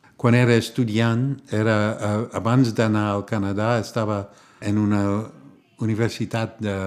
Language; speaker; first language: Catalan; non-native, learner; English